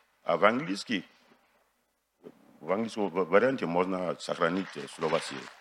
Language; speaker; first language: Russian; non-native, fluent; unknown